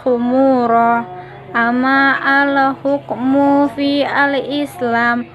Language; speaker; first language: Arabic; non-native, learner; Indonesian